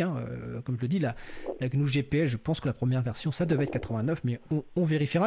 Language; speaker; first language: French; native; French